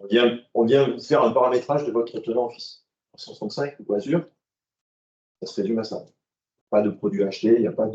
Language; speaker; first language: French; native; French